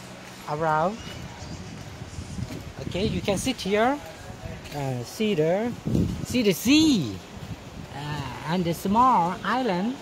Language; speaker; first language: English; non-native, learner; Thai